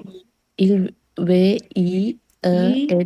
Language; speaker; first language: French; non-native, learner; Sinhala